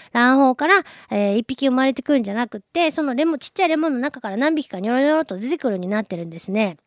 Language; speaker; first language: Japanese; native; Japanese